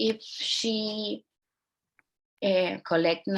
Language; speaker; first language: English; non-native, learner; Spanish